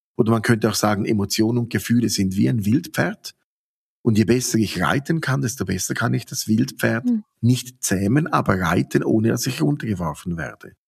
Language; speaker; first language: German; native; German